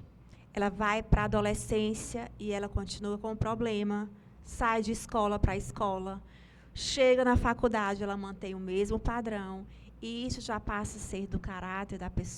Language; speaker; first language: Portuguese; native; Portuguese